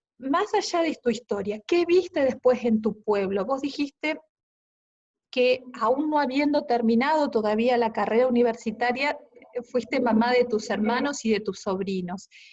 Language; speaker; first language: Spanish; native; Spanish